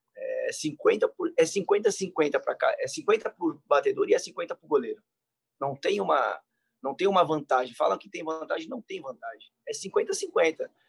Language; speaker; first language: Portuguese; native; Portuguese